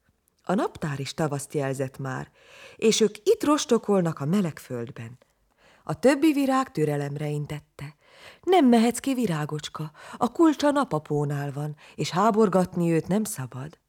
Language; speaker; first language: Hungarian; native; Hungarian